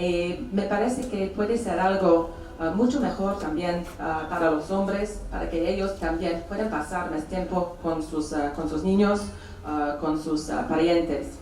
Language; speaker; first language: Spanish; non-native, fluent; English